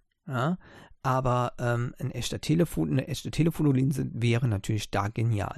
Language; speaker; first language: German; native; German